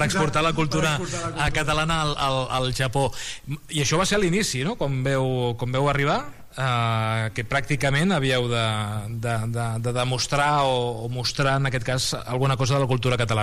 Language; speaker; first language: Catalan; native; Catalan